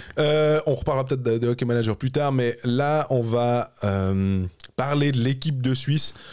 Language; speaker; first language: French; native; French